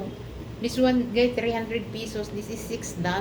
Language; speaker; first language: English; non-native, learner; Filipino